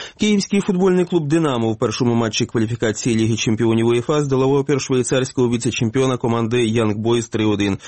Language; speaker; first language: Ukrainian; native; Ukrainian